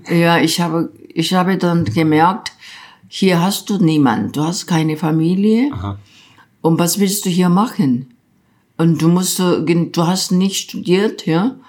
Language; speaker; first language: German; non-native, fluent; Korean